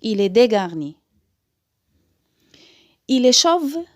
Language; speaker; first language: French; non-native, local second language; Arabic